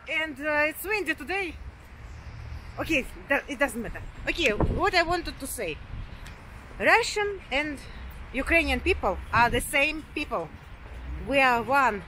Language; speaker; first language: English; non-native, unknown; Russian